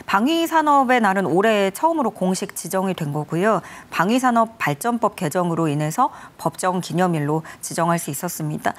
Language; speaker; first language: Korean; native; Korean